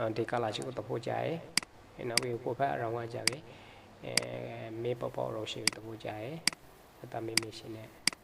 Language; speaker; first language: Burmese; native; Burmese